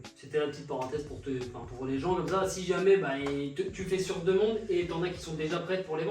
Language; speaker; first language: French; native; French